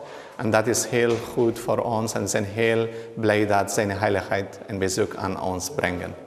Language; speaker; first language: Dutch; non-native, learner; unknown